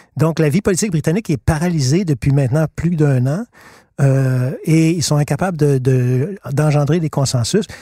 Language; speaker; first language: French; native; French